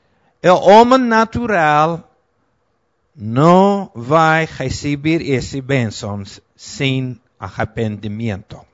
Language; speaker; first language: Portuguese; non-native, fluent; Spanish